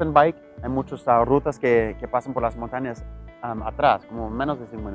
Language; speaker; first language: Spanish; early bilingual, heritage; Spanish